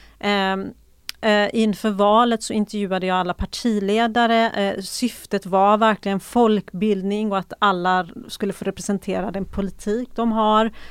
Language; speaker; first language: Swedish; early bilingual, other home language; Persian